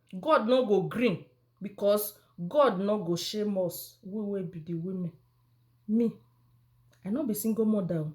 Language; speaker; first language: Nigerian Pidgin; non-native, local second language; Bini